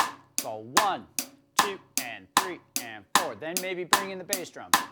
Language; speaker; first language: English; native; English